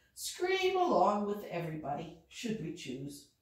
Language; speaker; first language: English; native; English